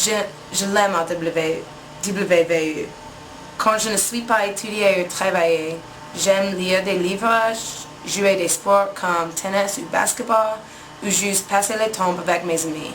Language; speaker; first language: French; non-native, learner; English